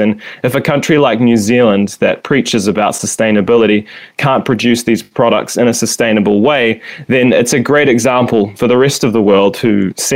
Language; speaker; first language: English; native; English